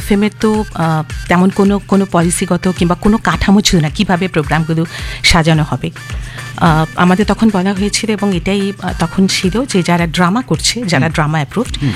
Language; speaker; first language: Bangla; non-native, local second language; Hindi